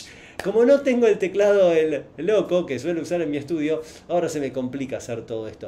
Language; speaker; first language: Spanish; native; Spanish